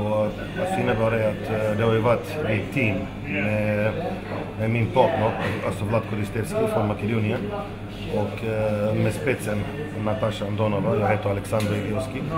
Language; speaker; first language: Swedish; early bilingual, other home language; Macedonian